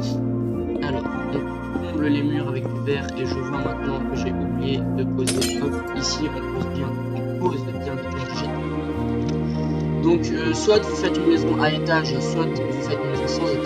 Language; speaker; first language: French; native; French